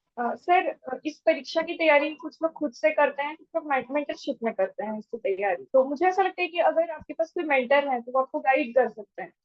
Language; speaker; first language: Hindi; native; Hindi